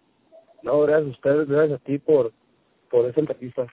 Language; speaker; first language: Spanish; native; Spanish